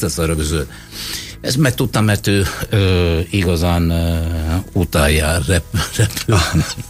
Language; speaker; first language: Hungarian; non-native, fluent; Italian